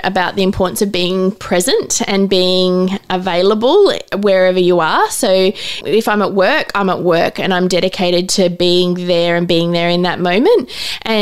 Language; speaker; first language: English; native; English